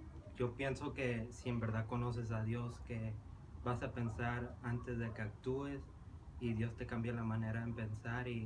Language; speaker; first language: Spanish; early bilingual, heritage; Spanish